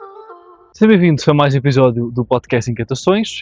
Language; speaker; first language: Portuguese; native; Portuguese